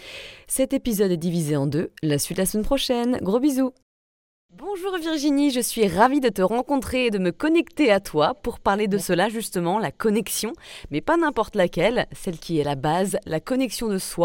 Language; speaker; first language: French; native; French